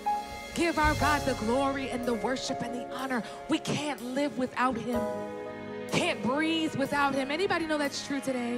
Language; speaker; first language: English; native; English